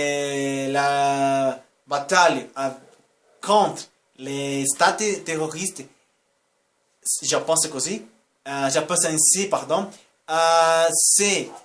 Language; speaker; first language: French; non-native, learner; Portuguese